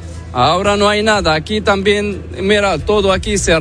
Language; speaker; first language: Spanish; non-native, learner; Arabic